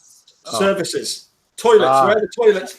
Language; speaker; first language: English; native; English